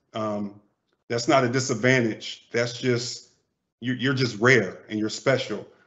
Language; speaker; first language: English; native; English